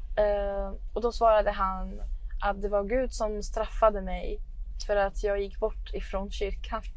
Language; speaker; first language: Swedish; early bilingual, other home language; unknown